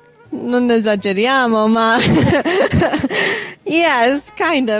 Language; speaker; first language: Italian; non-native, learner; English